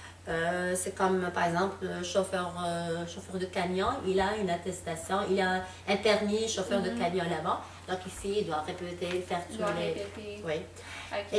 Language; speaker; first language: French; non-native, local second language; Arabic